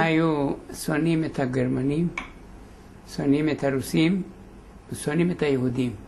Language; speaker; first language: Hebrew; non-native, fluent; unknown